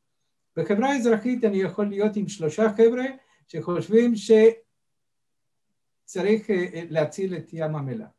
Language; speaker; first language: Hebrew; non-native, fluent; Spanish